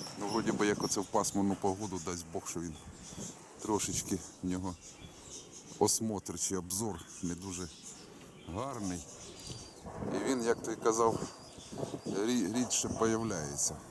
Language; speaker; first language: Ukrainian; non-native, local second language; Russian